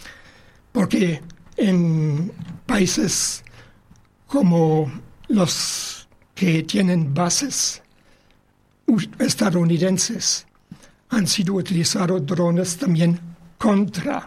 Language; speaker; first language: Spanish; non-native, fluent; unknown